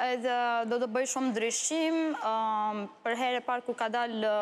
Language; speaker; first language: Albanian; non-native, learner; Arabic